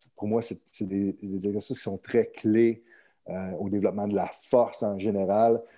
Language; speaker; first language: French; native; French